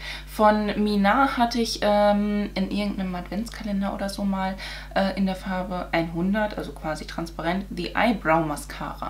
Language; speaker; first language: German; native; German